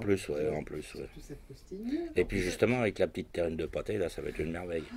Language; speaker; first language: French; native; French